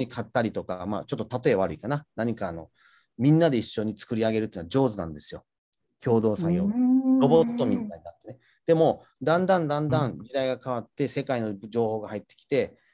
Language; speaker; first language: Japanese; native; Japanese